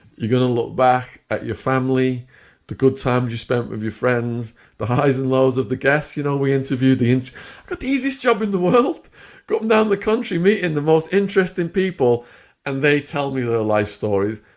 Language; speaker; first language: English; native; English